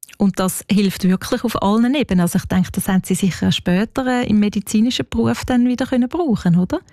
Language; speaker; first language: German; native; German